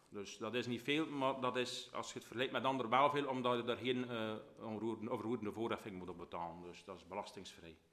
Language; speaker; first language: Dutch; native; Dutch